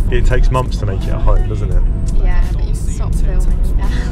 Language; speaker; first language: English; native; English